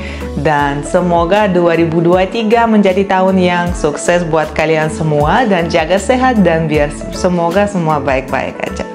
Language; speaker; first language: Indonesian; non-native, fluent; Russian